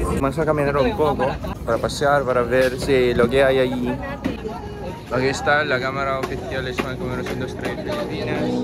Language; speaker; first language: Spanish; non-native, learner; Filipino